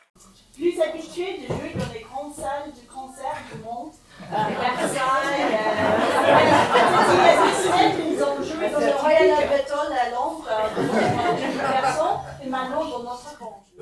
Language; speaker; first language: French; non-native, learner; English